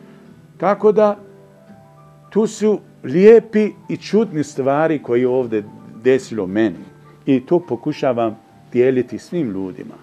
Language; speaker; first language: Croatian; non-native, fluent; Persian